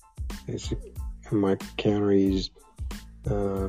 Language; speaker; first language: English; non-native, learner; Persian